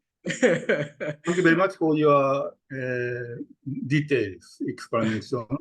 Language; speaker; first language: English; non-native, fluent; Japanese